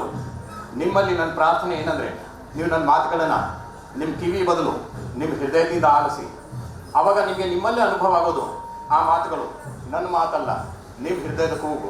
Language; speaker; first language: Kannada; non-native, fluent; Hindi